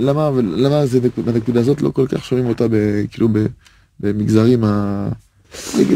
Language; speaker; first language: Hebrew; non-native, fluent; French